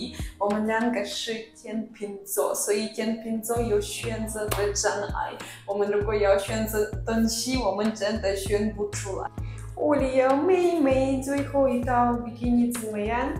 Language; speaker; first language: Chinese; non-native, fluent; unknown